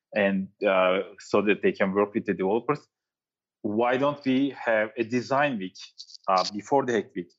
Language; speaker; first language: English; non-native, fluent; Turkish